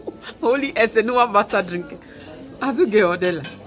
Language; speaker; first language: German; non-native, learner; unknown